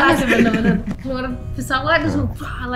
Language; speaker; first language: Indonesian; non-native, learner; English